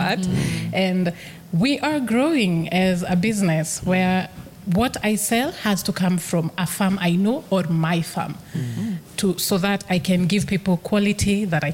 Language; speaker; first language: English; non-native, local second language; Kikuyu